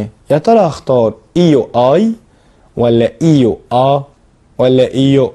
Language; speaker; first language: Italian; non-native, fluent; Arabic